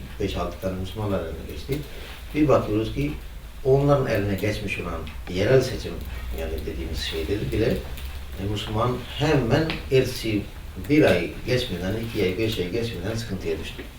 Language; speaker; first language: Turkish; non-native, fluent; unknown